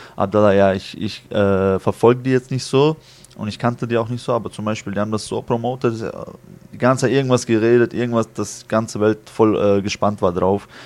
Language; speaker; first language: German; early bilingual, other home language; Chechen